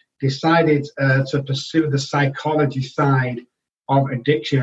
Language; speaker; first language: English; native; English